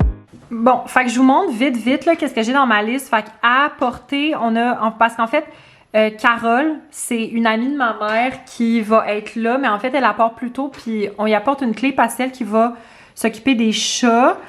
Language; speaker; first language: French; native; French